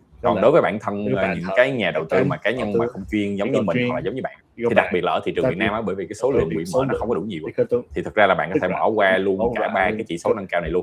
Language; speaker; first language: Vietnamese; native; Vietnamese